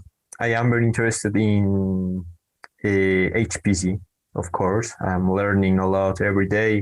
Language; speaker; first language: English; non-native, learner; Spanish